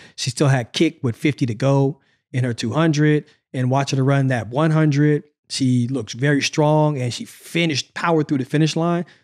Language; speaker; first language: English; native; English